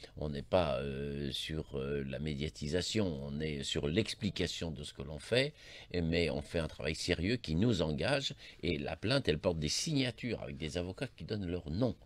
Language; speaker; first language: French; native; French